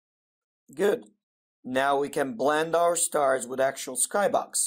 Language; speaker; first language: English; non-native, fluent; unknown